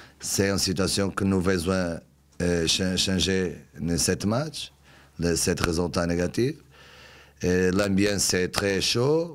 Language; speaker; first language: French; non-native, learner; Portuguese